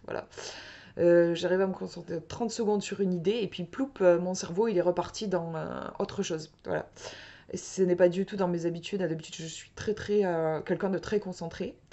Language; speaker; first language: French; native; French